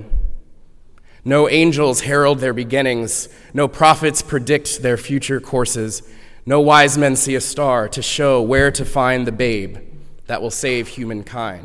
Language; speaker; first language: English; native; English